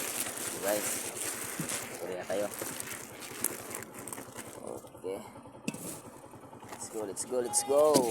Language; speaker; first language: Filipino; non-native, local second language; Cebuano